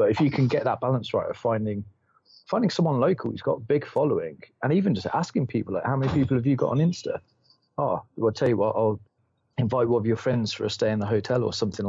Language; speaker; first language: English; native; English